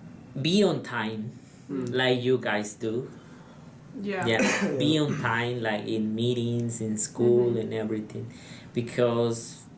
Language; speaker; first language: English; non-native, learner; Spanish